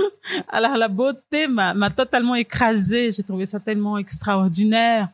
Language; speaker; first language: French; non-native, fluent; Portuguese